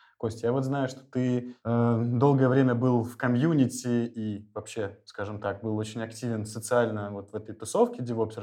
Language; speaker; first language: Russian; native; Russian